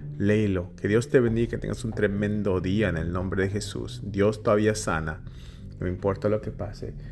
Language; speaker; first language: Spanish; early bilingual, heritage; Spanish